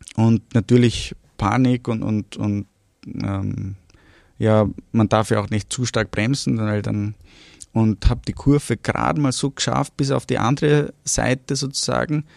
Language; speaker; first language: German; early bilingual, other home language; Romanian